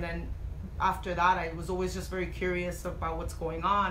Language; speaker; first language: English; native; English